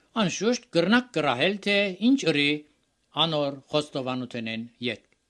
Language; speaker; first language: Armenian; native; Armenian